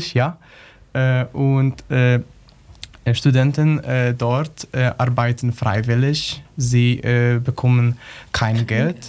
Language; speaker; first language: German; non-native, learner; Polish